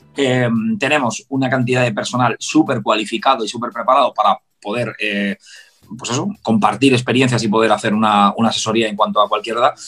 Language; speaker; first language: Spanish; native; Spanish